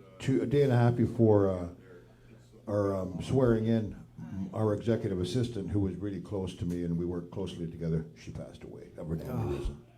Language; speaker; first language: English; native; English